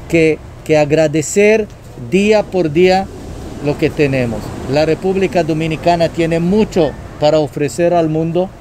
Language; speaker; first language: Spanish; non-native, fluent; Hebrew